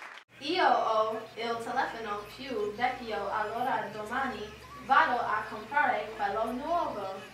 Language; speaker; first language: Italian; non-native, learner; English